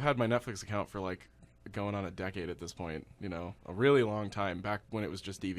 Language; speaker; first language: English; native; English